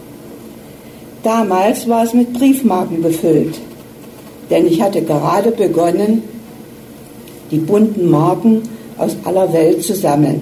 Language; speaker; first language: German; native; German